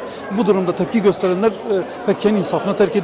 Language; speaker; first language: Turkish; native; Turkish